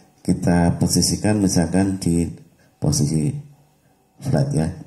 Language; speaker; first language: Indonesian; native; Indonesian